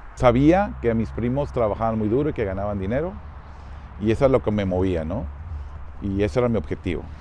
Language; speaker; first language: Spanish; native; Spanish